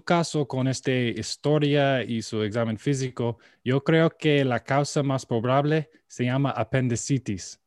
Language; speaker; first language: Spanish; non-native, learner; English